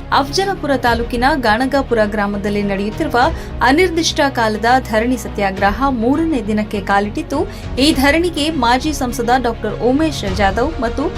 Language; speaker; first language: Kannada; native; Kannada